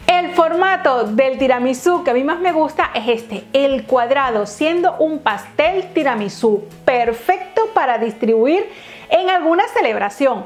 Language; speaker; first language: Spanish; native; Spanish